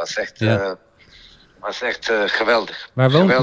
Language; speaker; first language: Dutch; non-native, fluent; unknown